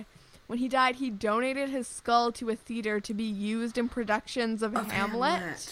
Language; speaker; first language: English; native; English